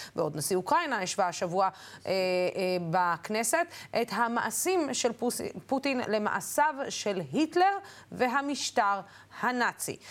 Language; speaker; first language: Hebrew; non-native, local second language; Arabic